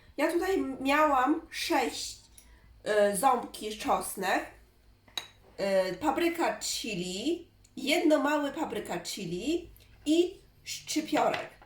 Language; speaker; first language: Polish; non-native, learner; Chinese